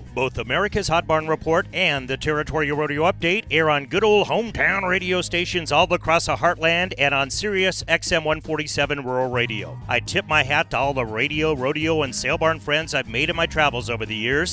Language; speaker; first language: English; native; English